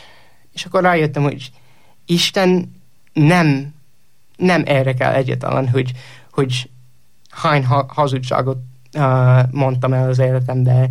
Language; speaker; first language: Hungarian; non-native, learner; English